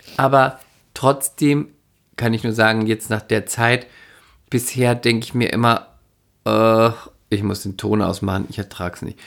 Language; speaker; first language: German; non-native, fluent; Spanish